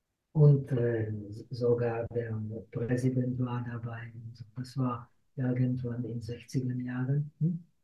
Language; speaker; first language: German; non-native, fluent; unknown